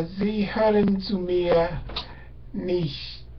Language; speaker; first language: German; non-native, learner; English